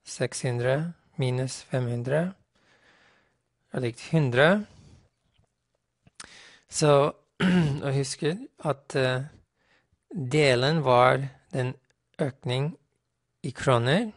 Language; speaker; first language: Norwegian; non-native, fluent; English